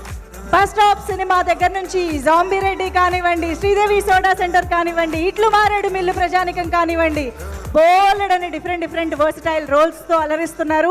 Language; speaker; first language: Telugu; native; Telugu